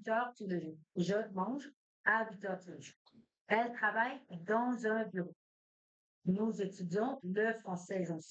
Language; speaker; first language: French; non-native, fluent; Hindi